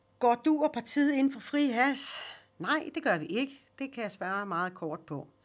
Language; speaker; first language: Danish; early bilingual, other home language; Swedish